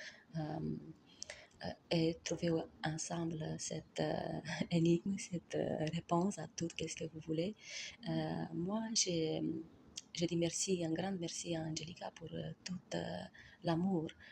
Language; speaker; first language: French; non-native, learner; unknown